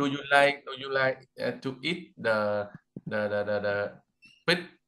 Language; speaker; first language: English; non-native, learner; Vietnamese